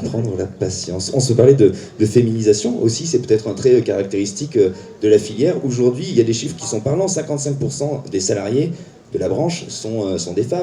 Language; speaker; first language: French; native; French